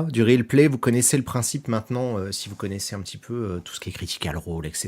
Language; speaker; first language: French; native; French